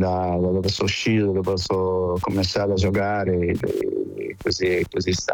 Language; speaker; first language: Italian; non-native, fluent; Portuguese